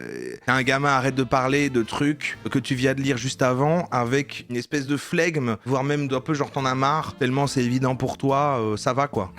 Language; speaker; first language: French; native; French